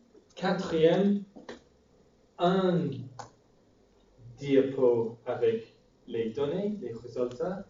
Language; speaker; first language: French; non-native, fluent; English